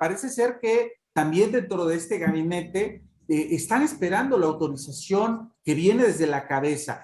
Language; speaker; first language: Spanish; native; Spanish